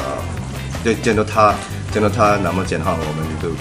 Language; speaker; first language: Chinese; non-native, local second language; Cantonese